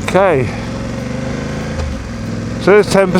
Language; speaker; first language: English; native; English